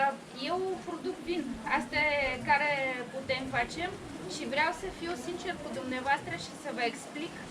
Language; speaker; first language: Romanian; non-native, learner; Bulgarian